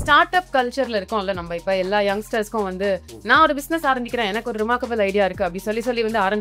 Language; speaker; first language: Tamil; native; Tamil